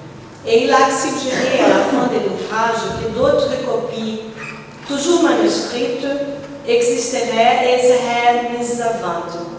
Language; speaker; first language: French; non-native, fluent; Portuguese